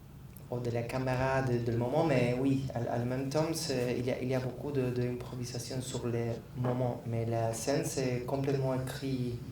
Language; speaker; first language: French; non-native, learner; Spanish